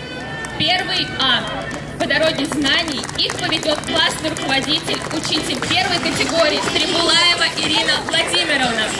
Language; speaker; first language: Russian; native; Russian